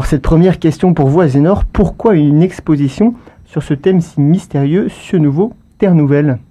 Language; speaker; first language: French; native; French